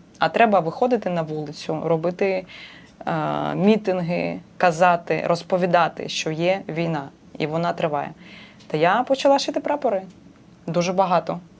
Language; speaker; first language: Ukrainian; non-native, local second language; Russian